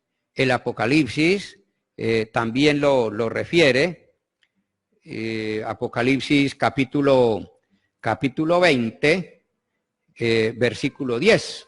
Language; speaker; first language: Spanish; native; Spanish